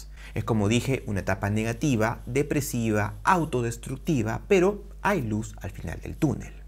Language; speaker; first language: Spanish; native; Spanish